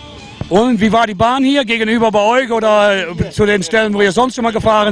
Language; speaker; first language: German; native; German